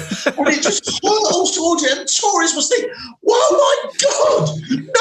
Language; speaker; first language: English; native; English